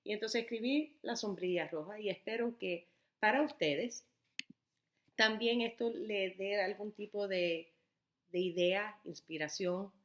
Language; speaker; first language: Spanish; early bilingual, heritage; Spanish